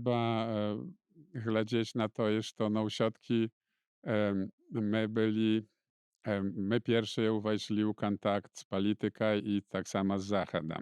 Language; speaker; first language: Polish; non-native, local second language; Belarusian